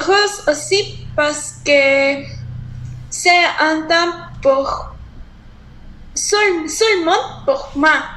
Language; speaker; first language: French; non-native, learner; Spanish